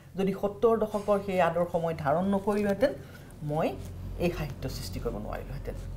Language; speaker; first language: Assamese; native; Assamese